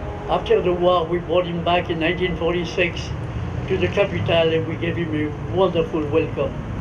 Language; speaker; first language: English; non-native, fluent; French